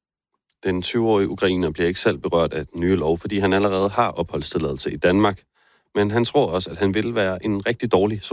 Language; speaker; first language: Danish; native; Danish